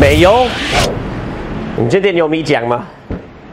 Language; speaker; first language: Chinese; non-native, learner; English